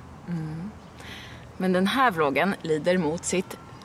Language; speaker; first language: Swedish; native; Swedish